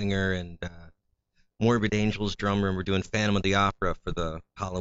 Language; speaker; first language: English; native; English